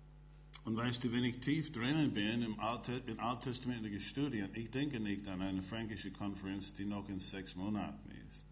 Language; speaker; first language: German; non-native, fluent; English